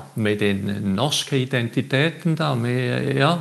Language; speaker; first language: Norwegian; non-native, fluent; German